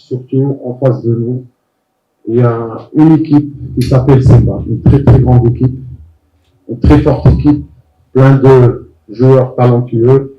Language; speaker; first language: French; non-native, local second language; Arabic